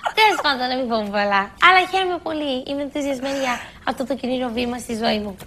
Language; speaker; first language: Greek; early bilingual, heritage; Greek